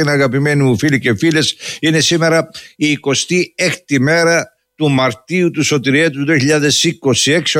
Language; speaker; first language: Greek; native; Greek